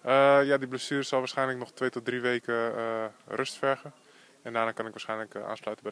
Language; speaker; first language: Dutch; native; Dutch